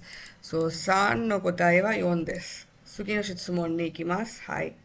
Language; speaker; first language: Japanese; non-native, fluent; Tamil